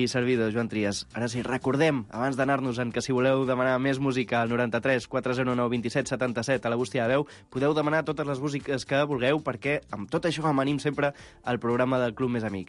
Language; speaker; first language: Catalan; native; Catalan